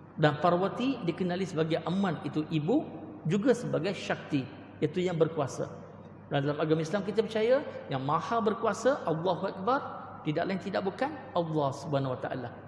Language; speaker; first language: Malay; non-native, local second language; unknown